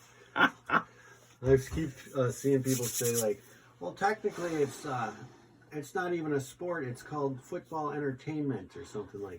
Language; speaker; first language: English; native; English